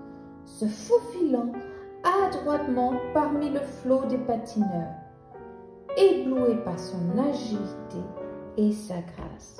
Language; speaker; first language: French; native; French